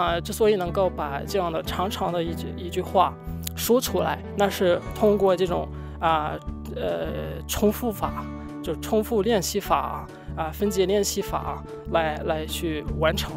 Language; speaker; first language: Chinese; non-native, fluent; Arabic